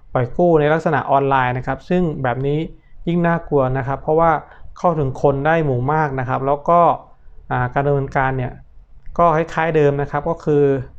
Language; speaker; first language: Thai; native; Thai